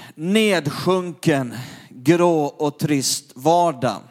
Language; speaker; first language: Swedish; native; Swedish